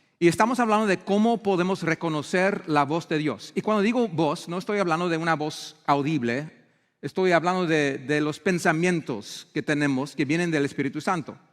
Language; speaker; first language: Spanish; non-native, fluent; English